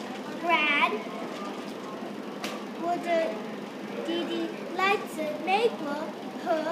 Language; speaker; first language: Chinese; non-native, learner; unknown